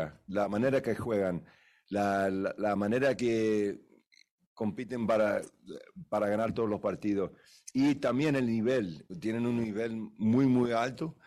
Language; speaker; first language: Spanish; early bilingual, heritage; English